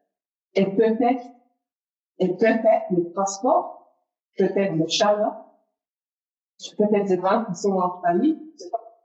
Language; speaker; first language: French; non-native, fluent; English